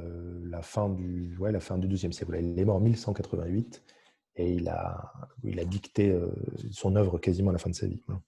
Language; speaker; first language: French; native; French